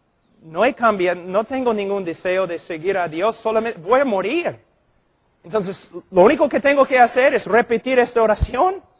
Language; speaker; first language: Spanish; non-native, fluent; English